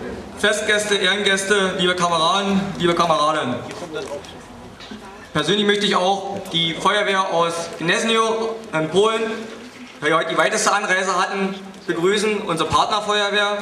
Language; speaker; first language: German; native; German